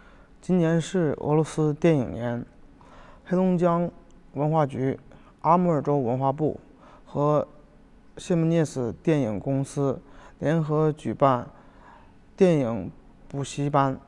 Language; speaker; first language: Chinese; non-native, fluent; Russian